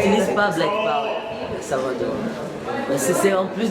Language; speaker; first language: French; non-native, learner; Portuguese